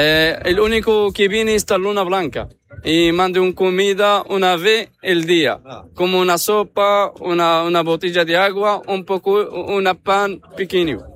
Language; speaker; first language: Spanish; non-native, learner; Arabic